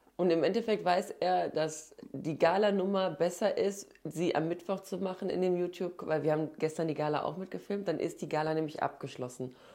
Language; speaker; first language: German; early bilingual, other home language; English